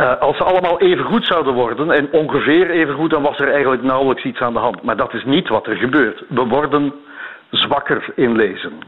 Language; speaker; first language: Dutch; native; Dutch